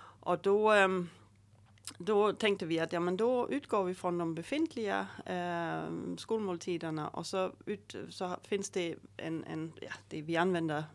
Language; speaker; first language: Swedish; native; Swedish